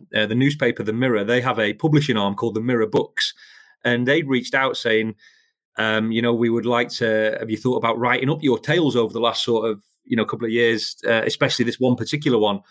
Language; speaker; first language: English; native; English